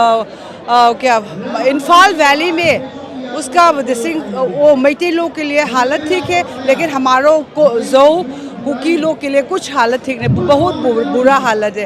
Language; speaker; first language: Hindi; non-native, local second language; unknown